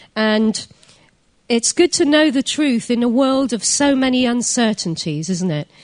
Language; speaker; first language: English; native; English